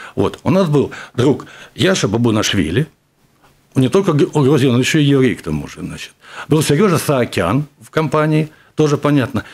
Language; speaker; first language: Russian; native; Russian